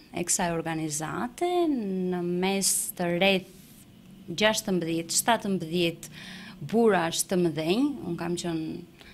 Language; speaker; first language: Albanian; non-native, local second language; Romany